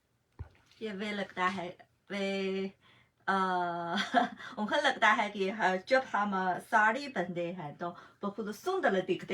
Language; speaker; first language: Hindi; non-native, fluent; Chinese